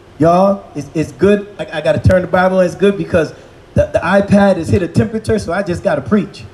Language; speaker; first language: English; native; English